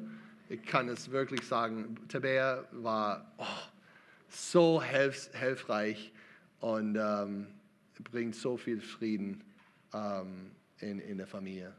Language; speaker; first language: German; non-native, learner; English